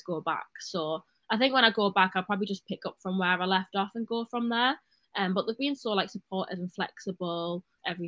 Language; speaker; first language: English; native; English